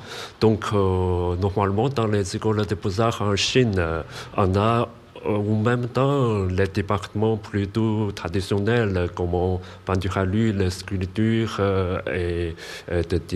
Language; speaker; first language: French; non-native, learner; Chinese